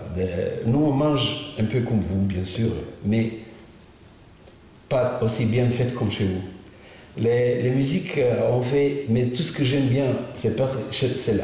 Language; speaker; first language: French; non-native, fluent; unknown